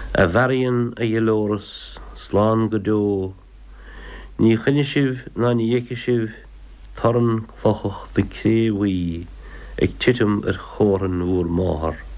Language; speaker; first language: Irish; native; Irish